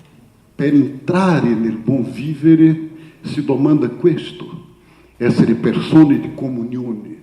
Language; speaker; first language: Italian; non-native, fluent; Portuguese